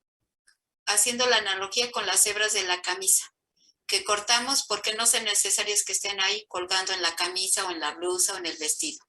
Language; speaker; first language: Spanish; native; Spanish